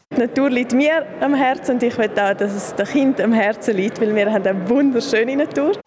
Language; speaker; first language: German; non-native, local second language; Romansh